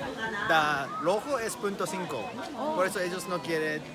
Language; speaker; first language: Spanish; non-native, learner; Japanese